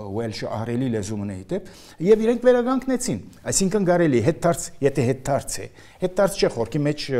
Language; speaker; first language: Armenian; early bilingual, heritage; Armenian